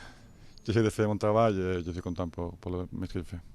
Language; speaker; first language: French; non-native, fluent; Spanish